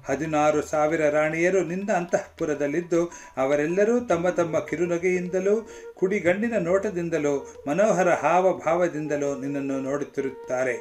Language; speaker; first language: Kannada; native; Kannada